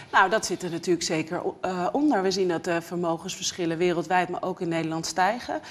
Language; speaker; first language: Dutch; native; Dutch